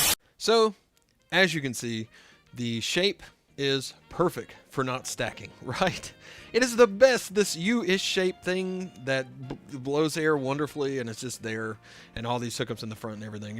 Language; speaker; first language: English; native; English